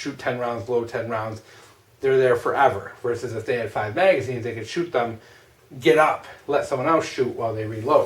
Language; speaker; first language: English; native; English